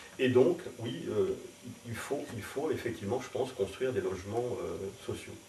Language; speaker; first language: French; native; French